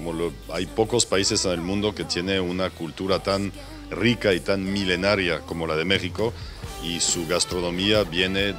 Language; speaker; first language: Spanish; non-native, fluent; French